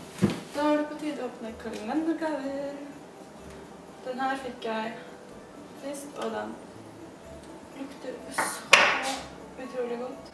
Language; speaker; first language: Norwegian; native; Norwegian